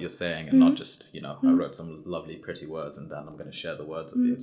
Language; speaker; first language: English; non-native, local second language; Shona